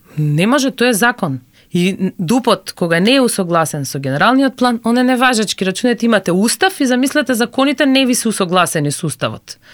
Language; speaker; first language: Macedonian; native; Macedonian